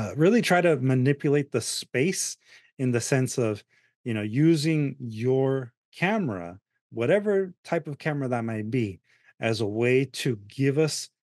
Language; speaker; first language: English; early bilingual, other home language; Spanish